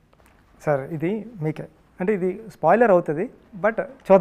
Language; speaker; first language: Telugu; native; Telugu